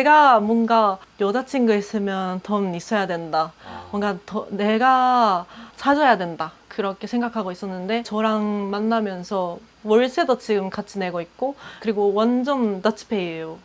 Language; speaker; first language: Korean; non-native, fluent; Japanese